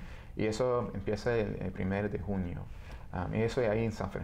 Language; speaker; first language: Spanish; early bilingual, heritage; Spanish